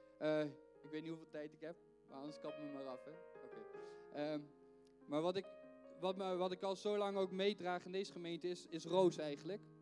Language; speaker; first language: Dutch; native; Dutch